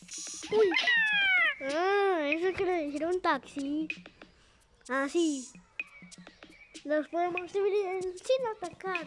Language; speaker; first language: Spanish; early bilingual, heritage; Spanish